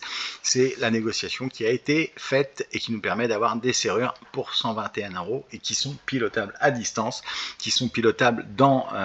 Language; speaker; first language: French; native; French